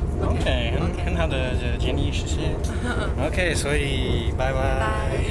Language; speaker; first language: Chinese; non-native, learner; English